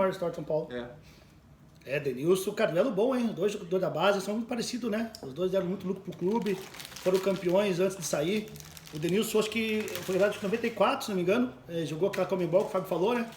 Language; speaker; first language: Portuguese; native; Portuguese